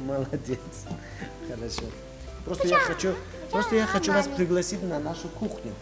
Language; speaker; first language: Russian; non-native, fluent; Tajik